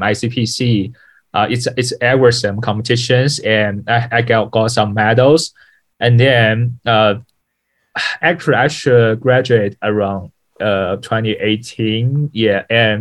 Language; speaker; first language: English; non-native, fluent; Chinese